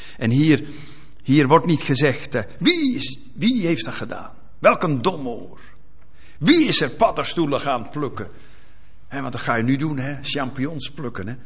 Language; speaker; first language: Dutch; native; Dutch